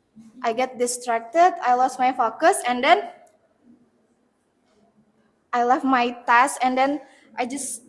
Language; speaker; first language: English; non-native, learner; Indonesian